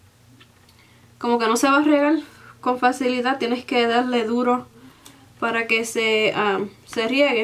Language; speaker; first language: Spanish; early bilingual, heritage; Spanish